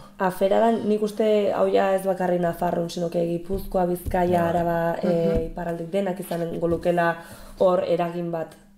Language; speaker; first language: Basque; native; Basque